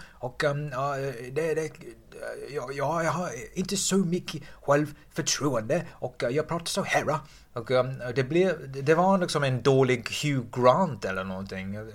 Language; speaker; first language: Swedish; non-native, fluent; English